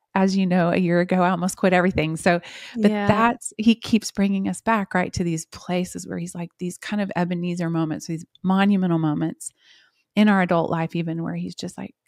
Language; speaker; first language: English; native; English